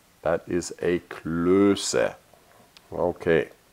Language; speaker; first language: English; early bilingual, other home language; German